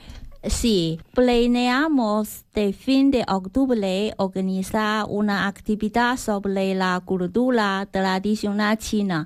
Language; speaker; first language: Spanish; non-native, learner; Chinese